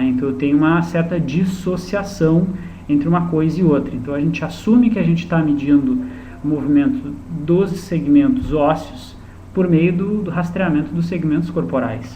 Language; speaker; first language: Portuguese; native; Portuguese